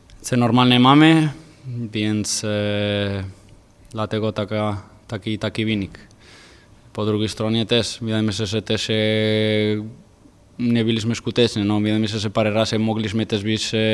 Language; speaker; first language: Polish; non-native, fluent; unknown